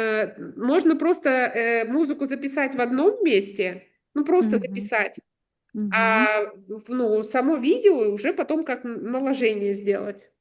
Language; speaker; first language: Russian; native; Russian